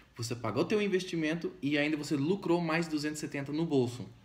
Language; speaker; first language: Portuguese; non-native, fluent; English